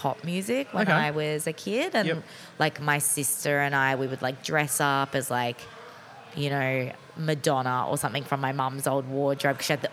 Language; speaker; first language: English; native; English